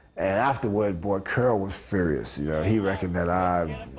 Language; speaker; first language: English; native; English